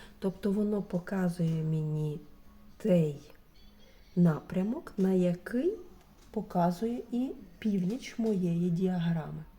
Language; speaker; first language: Ukrainian; non-native, local second language; Russian